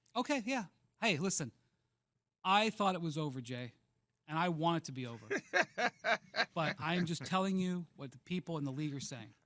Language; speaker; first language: English; native; English